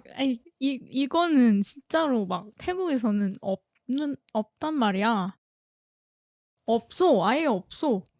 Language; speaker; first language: Korean; non-native, fluent; Thai